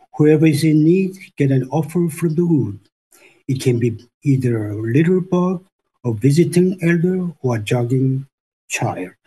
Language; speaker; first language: English; non-native, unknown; Korean